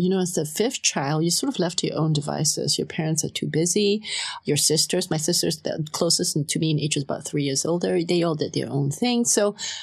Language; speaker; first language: English; non-native, local second language; Cantonese